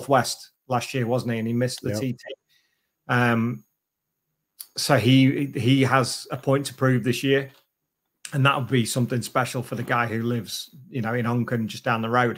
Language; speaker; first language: English; native; English